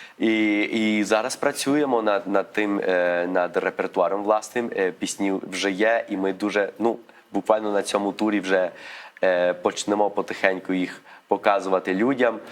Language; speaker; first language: Ukrainian; early bilingual, heritage; Ukrainian